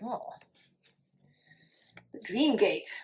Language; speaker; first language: English; native; English